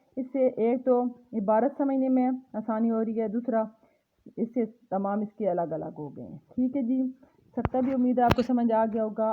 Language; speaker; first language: Urdu; non-native, local second language; Punjabi